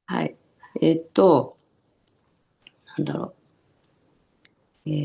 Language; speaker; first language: Japanese; native; Japanese